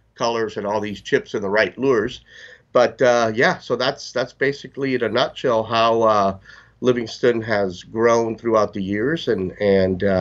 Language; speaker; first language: English; native; English